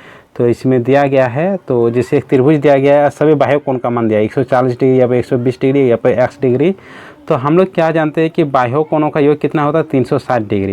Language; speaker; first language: Hindi; native; Hindi